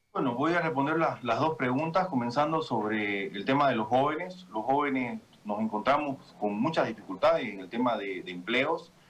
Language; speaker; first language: Spanish; native; Spanish